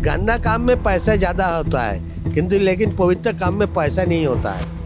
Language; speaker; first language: Hindi; non-native, local second language; Bangla